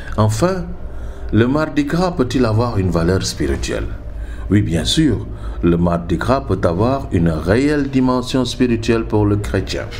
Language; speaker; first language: French; non-native, local second language; Wolof